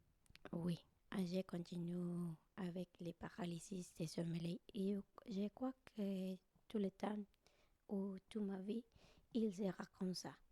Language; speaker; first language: French; non-native, learner; Spanish